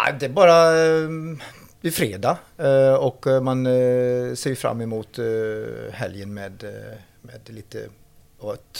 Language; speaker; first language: Swedish; non-native, fluent; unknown